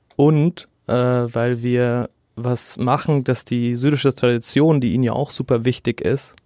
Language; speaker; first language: German; early bilingual, other home language; Arabic